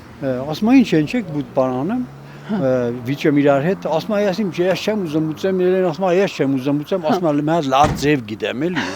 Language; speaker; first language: Armenian; native; Armenian